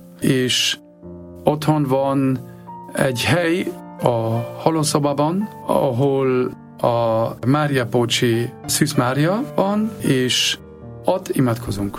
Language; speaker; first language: Hungarian; non-native, fluent; German